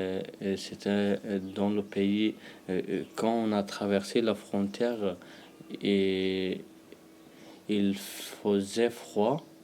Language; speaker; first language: French; non-native, learner; Pashto